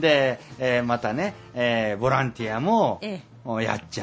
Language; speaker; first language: Japanese; native; Japanese